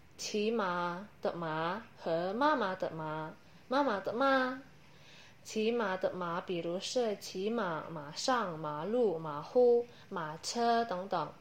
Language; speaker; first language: Chinese; non-native, learner; Indonesian